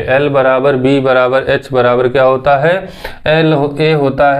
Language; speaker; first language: Hindi; native; Hindi